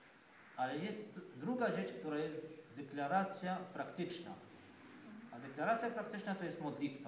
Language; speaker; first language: Polish; non-native, fluent; Arabic